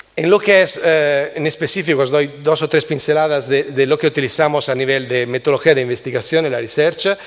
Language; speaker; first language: Spanish; non-native, fluent; Italian